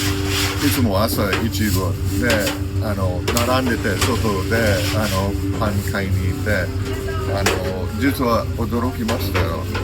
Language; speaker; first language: Japanese; non-native, fluent; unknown